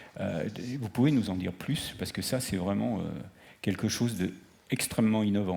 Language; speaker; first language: French; native; French